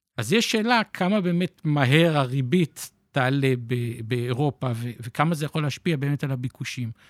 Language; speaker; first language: Hebrew; native; Hebrew